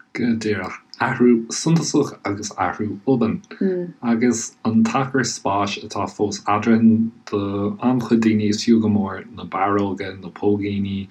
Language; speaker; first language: Irish; native; Irish